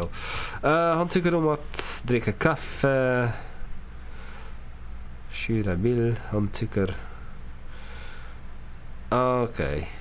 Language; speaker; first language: Swedish; non-native, learner; English